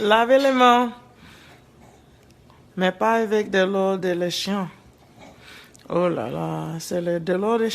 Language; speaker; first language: French; non-native, learner; English